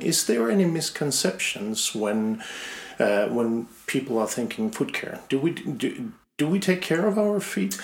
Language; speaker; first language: English; non-native, fluent; Finnish